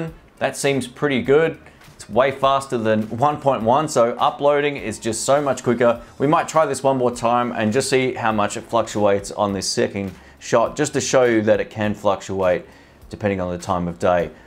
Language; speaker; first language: English; native; English